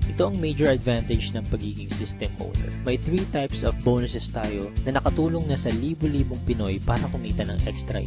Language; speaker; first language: Filipino; native; Filipino